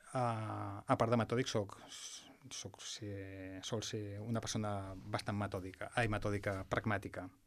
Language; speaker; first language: Catalan; non-native, local second language; Spanish